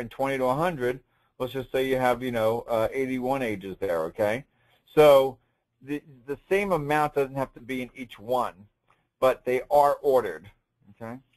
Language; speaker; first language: English; native; English